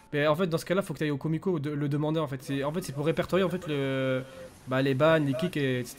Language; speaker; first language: French; native; French